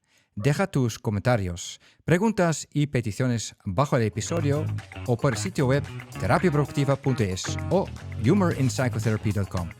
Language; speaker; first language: Spanish; non-native, fluent; Dutch